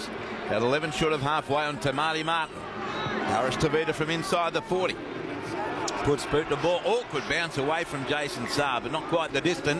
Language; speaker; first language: English; native; English